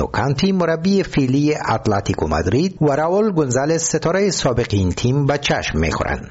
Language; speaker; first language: Persian; native; Persian